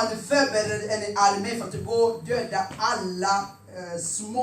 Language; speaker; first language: Swedish; non-native, fluent; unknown